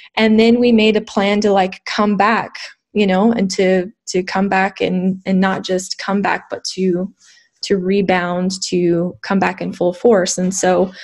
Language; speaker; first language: English; native; English